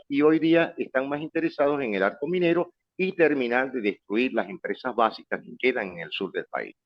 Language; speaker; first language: Spanish; native; Spanish